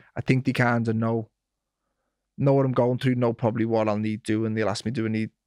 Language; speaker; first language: English; native; English